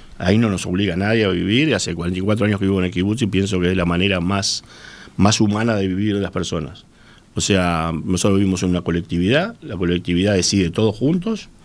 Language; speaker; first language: Spanish; native; Spanish